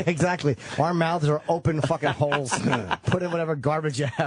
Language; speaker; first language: English; native; English